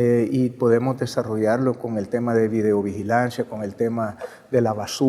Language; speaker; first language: Spanish; native; Spanish